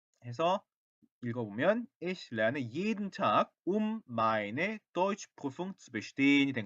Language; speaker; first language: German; non-native, fluent; Korean